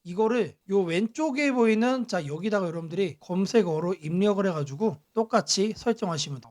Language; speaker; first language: Korean; native; Korean